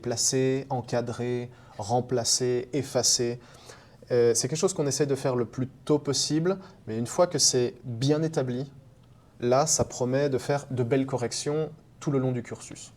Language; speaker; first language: French; native; French